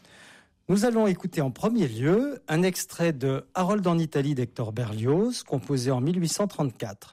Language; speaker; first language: French; native; French